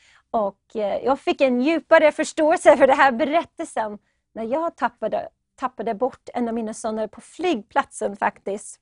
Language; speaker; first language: Swedish; non-native, fluent; English